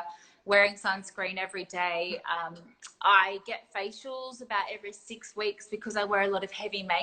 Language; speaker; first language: English; native; English